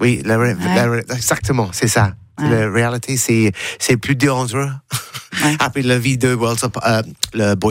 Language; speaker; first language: French; non-native, learner; English